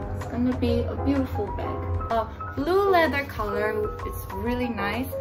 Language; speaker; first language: English; non-native, fluent; Korean